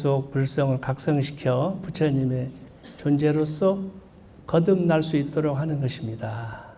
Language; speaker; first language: Korean; native; Korean